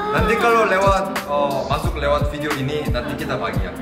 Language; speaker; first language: Indonesian; early bilingual, other home language; Korean